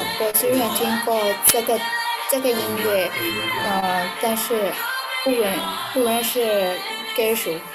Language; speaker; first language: Chinese; non-native, learner; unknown